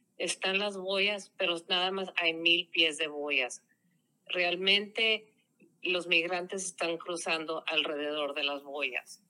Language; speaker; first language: Spanish; early bilingual, heritage; Spanish